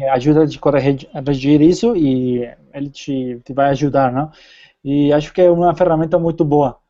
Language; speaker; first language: Portuguese; non-native, fluent; Spanish